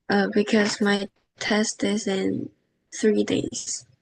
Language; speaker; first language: English; non-native, learner; Korean